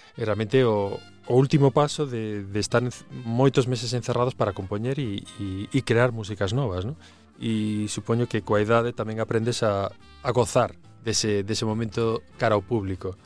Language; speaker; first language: Galician; native; Galician